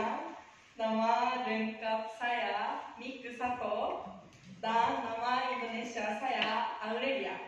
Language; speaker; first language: Indonesian; non-native, learner; Japanese